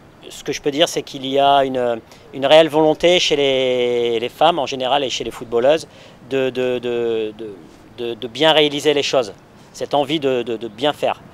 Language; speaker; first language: French; native; French